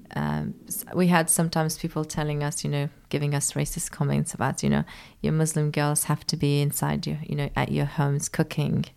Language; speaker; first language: English; early bilingual, other home language; Persian